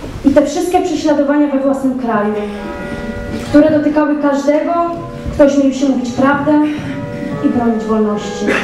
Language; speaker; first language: Polish; native; Polish